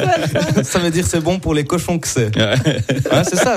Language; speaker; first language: French; native; French